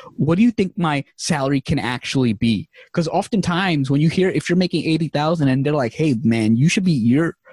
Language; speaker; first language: English; native; English